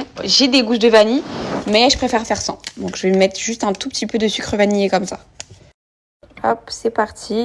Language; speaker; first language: French; native; French